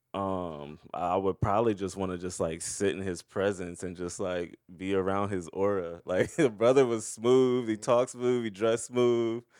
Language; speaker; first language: English; native; English